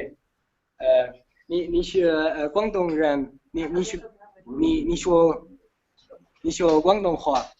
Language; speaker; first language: Chinese; non-native, learner; Italian